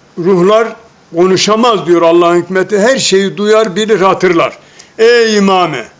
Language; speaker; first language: Turkish; native; Turkish